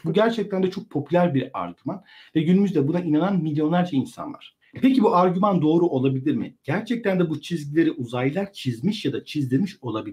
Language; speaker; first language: Turkish; native; Turkish